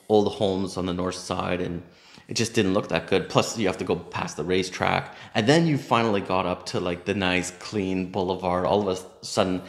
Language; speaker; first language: English; native; English